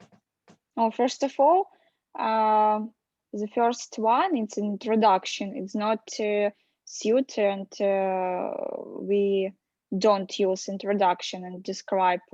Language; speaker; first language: English; non-native, learner; Russian